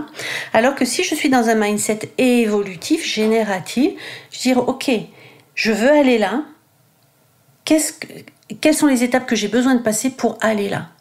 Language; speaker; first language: French; native; French